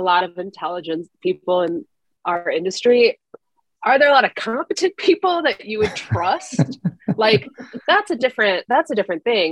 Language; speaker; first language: English; native; English